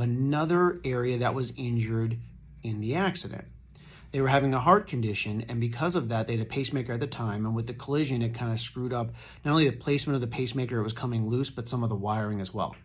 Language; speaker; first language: English; native; English